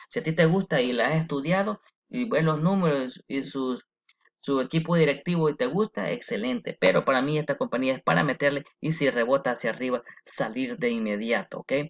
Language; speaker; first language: Spanish; early bilingual, heritage; Spanish